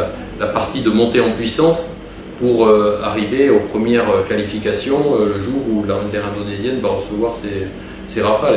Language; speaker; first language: French; native; French